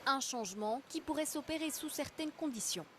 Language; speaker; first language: French; native; French